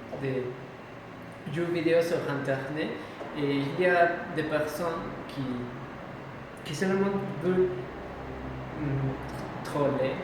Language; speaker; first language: French; non-native, learner; Spanish